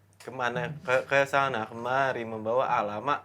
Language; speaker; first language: Indonesian; native; Indonesian